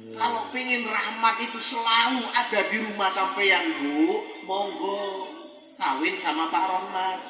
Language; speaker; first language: Indonesian; non-native, local second language; Javanese